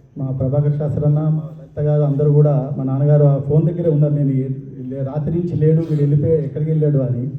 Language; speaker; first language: Telugu; native; Telugu